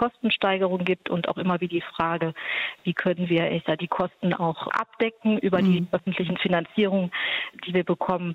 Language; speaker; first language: German; native; German